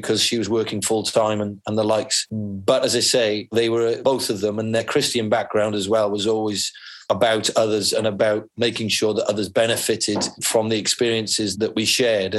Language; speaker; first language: English; native; English